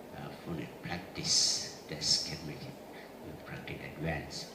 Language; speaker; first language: English; non-native, learner; Thai